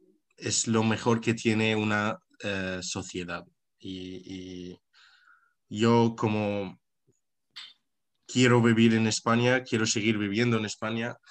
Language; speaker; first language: Spanish; non-native, local second language; Arabic